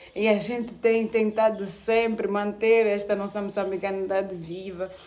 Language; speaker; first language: Portuguese; non-native, local second language; Tsonga